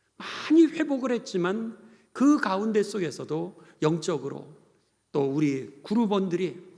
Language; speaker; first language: Korean; native; Korean